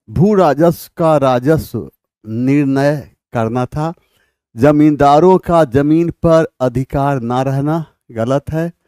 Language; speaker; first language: Hindi; native; Hindi